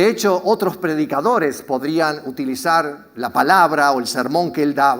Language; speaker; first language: Spanish; native; Spanish